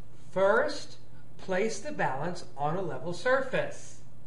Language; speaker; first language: English; native; English